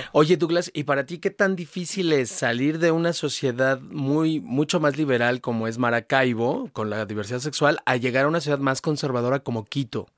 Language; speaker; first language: Spanish; native; Spanish